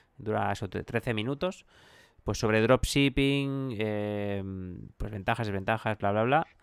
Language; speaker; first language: Spanish; native; Spanish